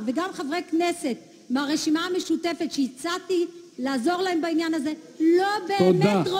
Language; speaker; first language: Hebrew; native; Hebrew